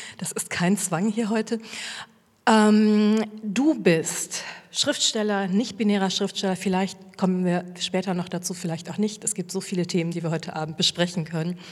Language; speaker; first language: German; native; German